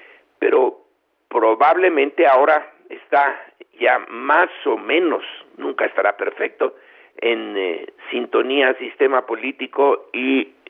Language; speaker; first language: Spanish; native; Spanish